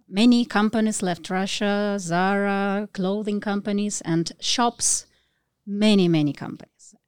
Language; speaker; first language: English; non-native, learner; Russian